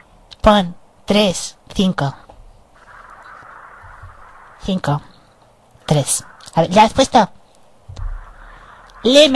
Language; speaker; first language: Spanish; native; Spanish